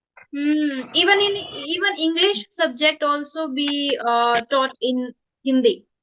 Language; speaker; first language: English; non-native, local second language; Hindi